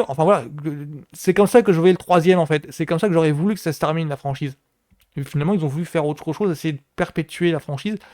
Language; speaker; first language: French; native; French